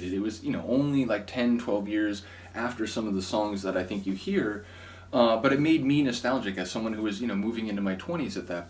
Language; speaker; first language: English; native; English